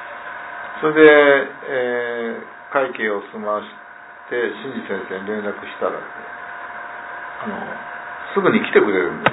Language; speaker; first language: Japanese; native; Japanese